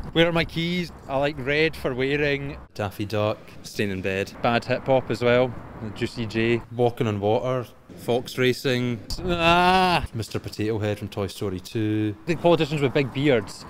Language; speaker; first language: English; native; English